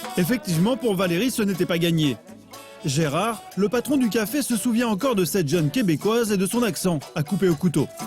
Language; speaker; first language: French; native; French